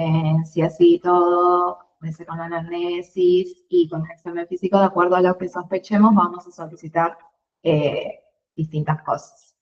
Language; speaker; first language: Spanish; native; Spanish